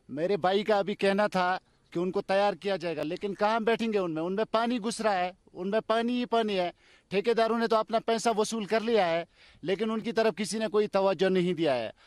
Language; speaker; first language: Hindi; non-native, local second language; Kashmiri